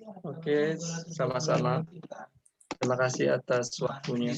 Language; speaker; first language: Indonesian; non-native, local second language; Javanese